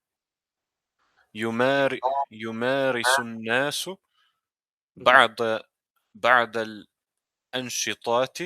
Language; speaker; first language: Arabic; non-native, learner; English